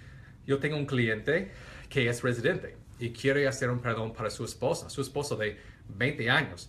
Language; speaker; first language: Spanish; non-native, fluent; English